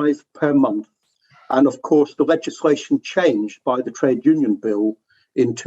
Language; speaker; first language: English; native; English